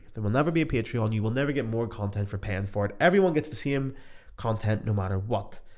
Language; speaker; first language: English; native; English